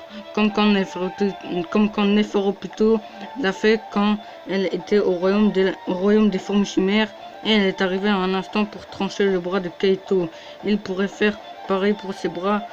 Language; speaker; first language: French; native; French